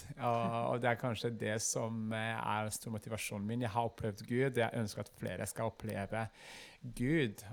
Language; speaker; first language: Norwegian; non-native, fluent; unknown